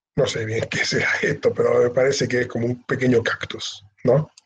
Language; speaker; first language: Spanish; native; Spanish